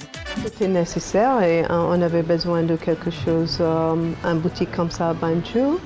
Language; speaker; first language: French; non-native, learner; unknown